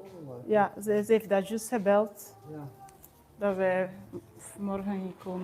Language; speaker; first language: Dutch; non-native, learner; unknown